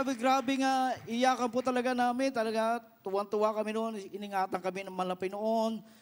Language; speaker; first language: Filipino; non-native, local second language; Iloko